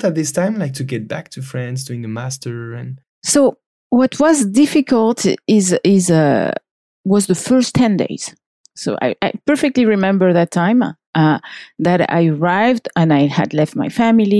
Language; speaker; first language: English; non-native, fluent; French